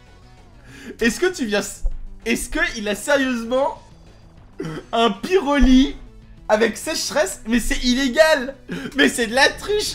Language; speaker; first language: French; native; French